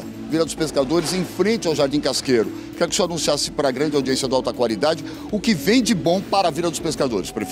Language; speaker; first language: Portuguese; native; Portuguese